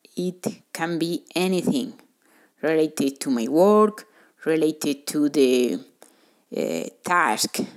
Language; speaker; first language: English; non-native, fluent; Spanish